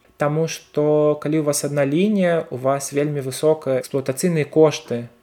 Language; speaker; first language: Belarusian; non-native, local second language; Russian